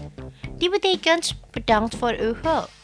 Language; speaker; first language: Dutch; non-native, learner; Indonesian